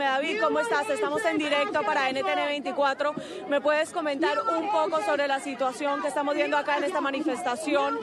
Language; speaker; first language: Spanish; native; Spanish